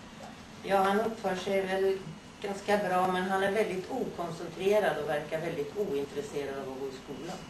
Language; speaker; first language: Swedish; native; Swedish